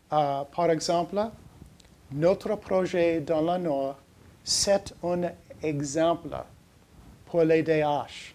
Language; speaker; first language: French; non-native, learner; English